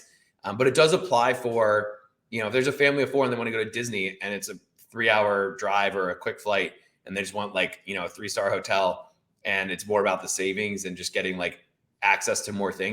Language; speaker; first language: English; native; English